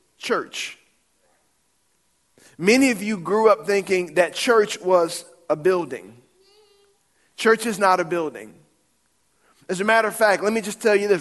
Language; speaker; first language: English; native; English